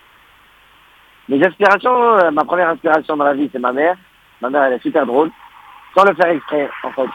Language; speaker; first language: French; non-native, local second language; Arabic